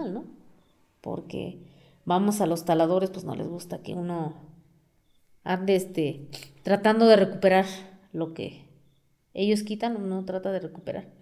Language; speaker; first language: Spanish; non-native, local second language; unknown